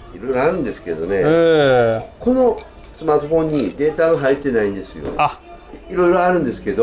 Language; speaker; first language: Japanese; native; Japanese